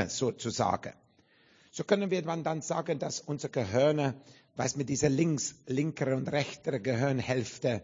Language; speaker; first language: German; non-native, fluent; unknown